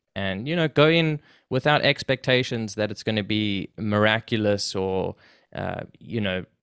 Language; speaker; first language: English; native; English